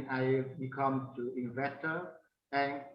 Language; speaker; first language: English; non-native, learner; Vietnamese